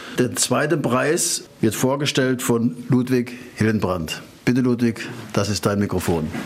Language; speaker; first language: German; native; German